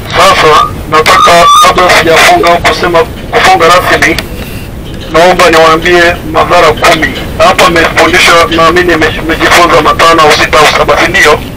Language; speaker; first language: Swahili; native; Swahili